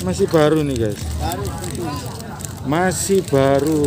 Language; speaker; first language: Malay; non-native, local second language; Javanese